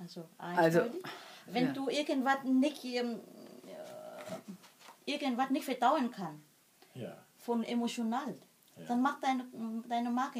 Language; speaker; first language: German; non-native, learner; Vietnamese